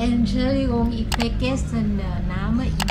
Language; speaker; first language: German; non-native, learner; Thai